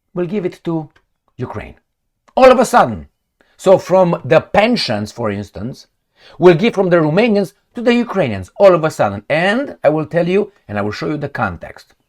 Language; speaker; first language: English; non-native, fluent; Romanian